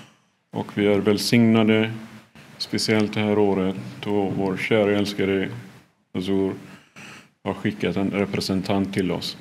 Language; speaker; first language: Swedish; early bilingual, other home language; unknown